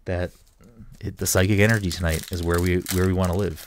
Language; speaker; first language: English; native; English